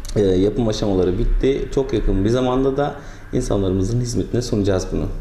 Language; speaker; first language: Turkish; native; Turkish